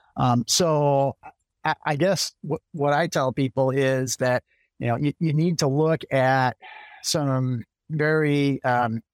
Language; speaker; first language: English; native; English